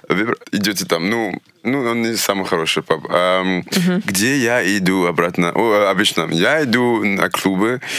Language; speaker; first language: Russian; early bilingual, heritage; Russian